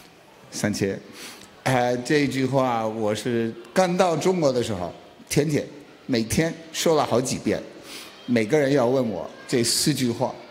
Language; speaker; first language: Chinese; non-native, fluent; English